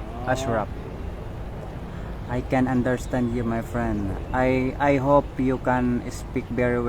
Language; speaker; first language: English; non-native, local second language; Filipino